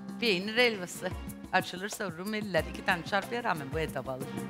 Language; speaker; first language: Turkish; native; Turkish